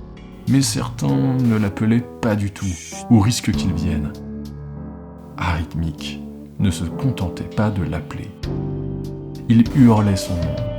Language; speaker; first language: French; native; French